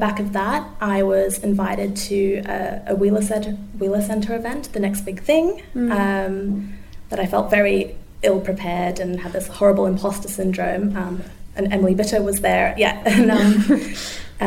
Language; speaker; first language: English; native; English